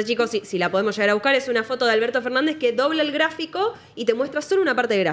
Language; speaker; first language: Spanish; native; Spanish